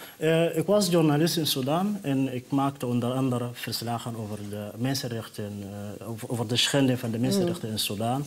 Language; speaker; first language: Dutch; non-native, fluent; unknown